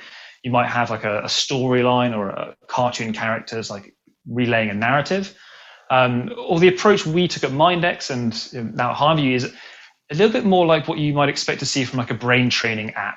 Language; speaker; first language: English; native; English